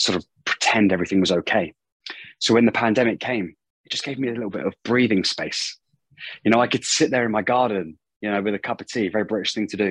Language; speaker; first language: English; native; English